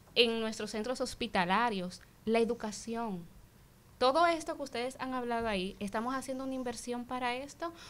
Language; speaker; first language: Spanish; native; Spanish